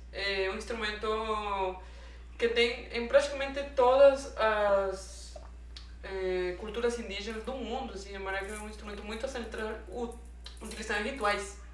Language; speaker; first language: Portuguese; non-native, fluent; Spanish